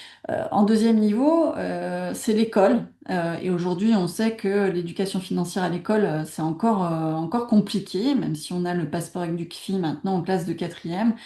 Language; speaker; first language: French; native; French